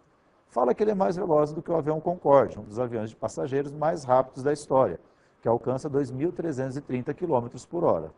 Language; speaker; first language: Portuguese; native; Portuguese